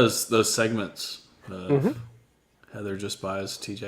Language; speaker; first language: English; native; English